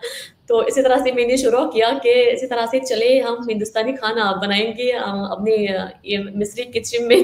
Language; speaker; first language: Hindi; non-native, fluent; Arabic